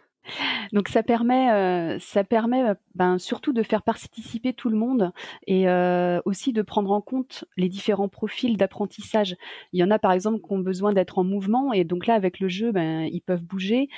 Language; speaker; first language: French; native; French